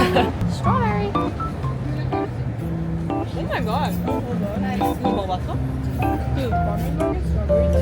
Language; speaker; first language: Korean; early bilingual, heritage; Korean